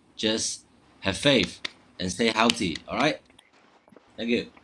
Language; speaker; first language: English; non-native, local second language; Chinese